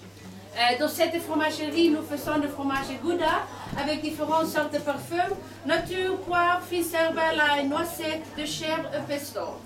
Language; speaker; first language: French; non-native, learner; Dutch